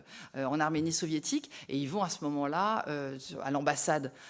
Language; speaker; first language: French; native; French